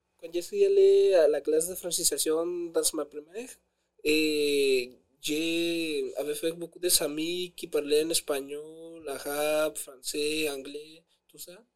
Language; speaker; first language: French; non-native, learner; Spanish